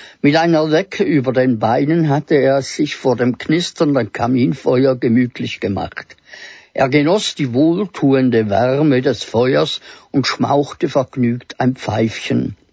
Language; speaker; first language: German; native; German